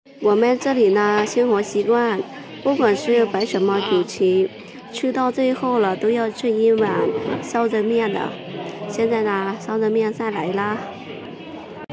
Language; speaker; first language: Chinese; non-native, fluent; Lao